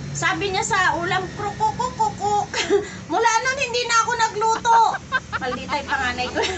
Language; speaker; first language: Filipino; non-native, local second language; Cebuano